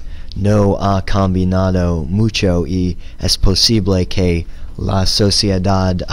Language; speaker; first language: Spanish; non-native, learner; English